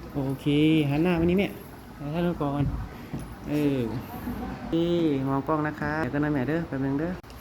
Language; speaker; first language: Thai; native; Thai